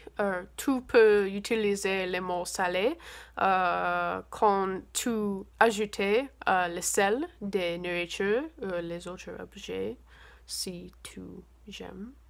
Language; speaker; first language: French; non-native, learner; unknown